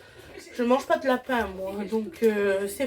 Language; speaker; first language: French; native; French